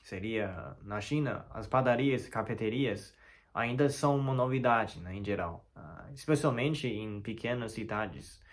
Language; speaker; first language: Portuguese; non-native, learner; Chinese